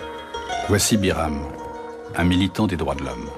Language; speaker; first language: French; native; French